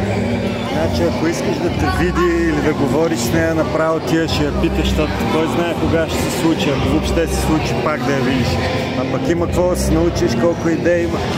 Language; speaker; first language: Bulgarian; native; Bulgarian